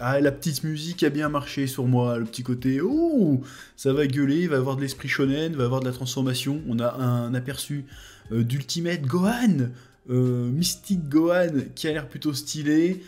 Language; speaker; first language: French; native; French